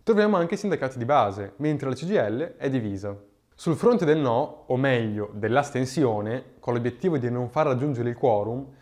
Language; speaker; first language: Italian; native; Italian